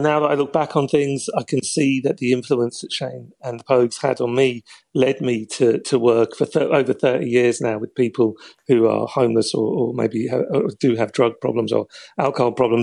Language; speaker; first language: English; native; English